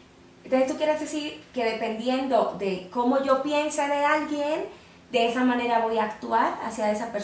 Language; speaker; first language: Spanish; native; Spanish